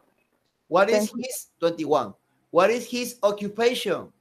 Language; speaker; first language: English; non-native, fluent; Spanish